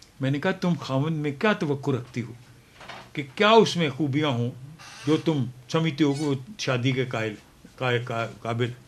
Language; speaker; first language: Urdu; non-native, local second language; Punjabi